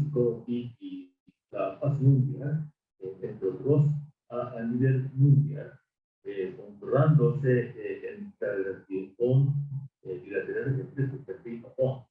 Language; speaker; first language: Spanish; non-native, fluent; Japanese